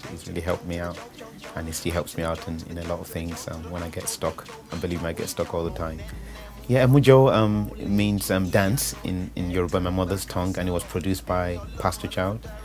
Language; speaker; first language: English; non-native, local second language; Yoruba